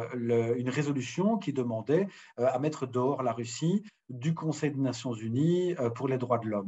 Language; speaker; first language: French; native; French